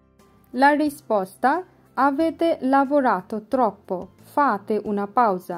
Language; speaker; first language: Italian; non-native, fluent; Bangla